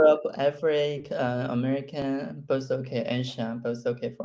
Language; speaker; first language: English; non-native, learner; Chinese